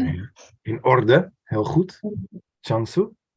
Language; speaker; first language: Dutch; non-native, fluent; English